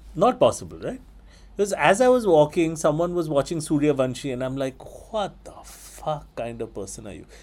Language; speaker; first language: English; non-native, local second language; Bangla